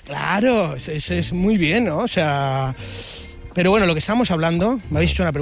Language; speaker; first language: Spanish; native; Spanish